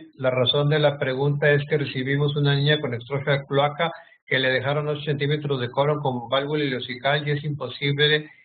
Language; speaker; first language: Spanish; native; Spanish